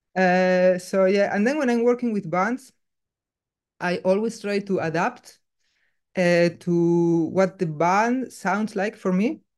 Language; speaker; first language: English; non-native, fluent; Spanish